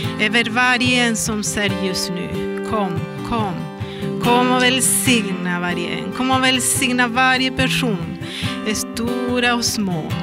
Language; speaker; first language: Swedish; non-native, learner; Spanish